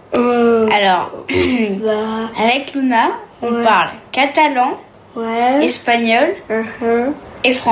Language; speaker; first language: French; early bilingual, heritage; French